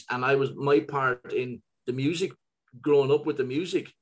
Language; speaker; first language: English; native; English